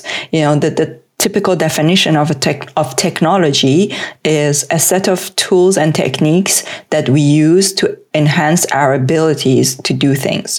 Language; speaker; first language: English; non-native, fluent; Persian